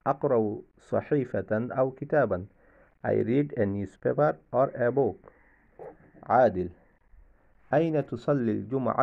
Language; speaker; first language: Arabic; non-native, fluent; Bangla